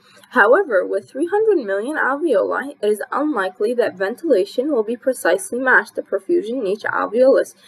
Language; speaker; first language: English; non-native, fluent; Arabic